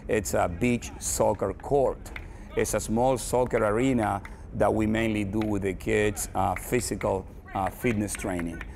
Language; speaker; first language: English; non-native, fluent; Spanish